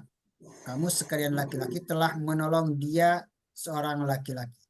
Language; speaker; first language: Indonesian; native; Indonesian